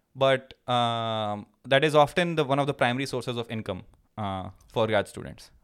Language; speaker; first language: English; non-native, local second language; Hindi